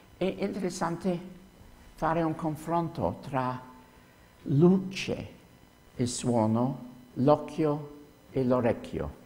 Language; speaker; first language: Italian; non-native, fluent; English